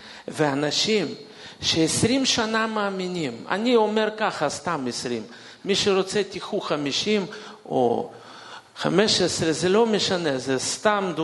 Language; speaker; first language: Hebrew; non-native, fluent; Russian